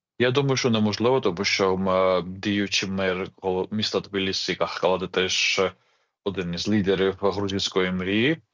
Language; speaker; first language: Ukrainian; non-native, fluent; Georgian